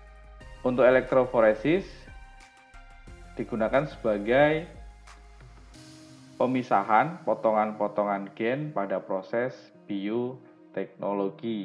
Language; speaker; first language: Indonesian; native; Indonesian